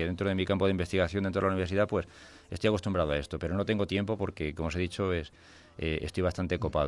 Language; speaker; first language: Spanish; native; Spanish